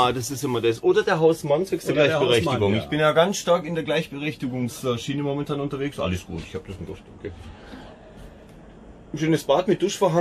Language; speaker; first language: German; native; German